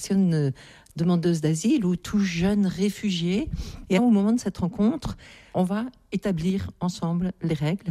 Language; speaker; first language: French; native; French